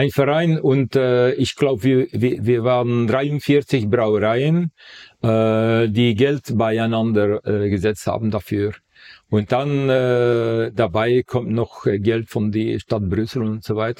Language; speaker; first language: German; non-native, fluent; Dutch